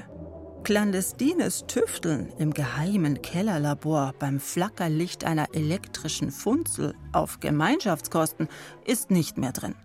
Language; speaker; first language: German; native; German